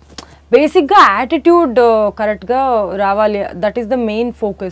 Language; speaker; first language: Telugu; non-native, fluent; Kannada